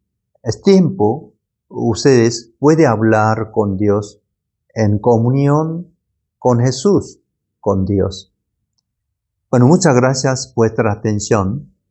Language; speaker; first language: Spanish; non-native, learner; Korean